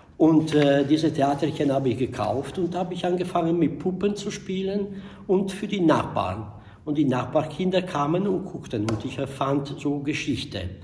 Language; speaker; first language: German; non-native, fluent; Italian